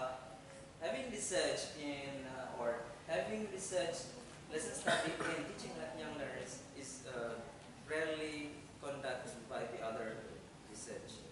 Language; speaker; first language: English; non-native, fluent; Indonesian